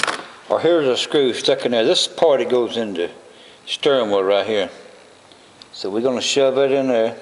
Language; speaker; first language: English; native; English